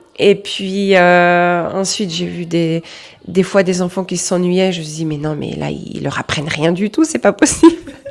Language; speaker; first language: French; native; French